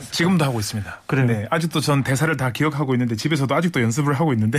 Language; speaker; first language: Korean; native; Korean